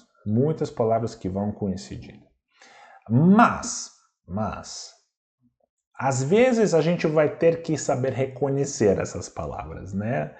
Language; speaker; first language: Portuguese; non-native, fluent; Russian